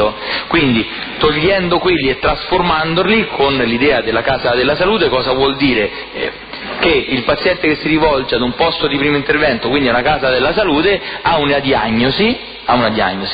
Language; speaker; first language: Italian; native; Italian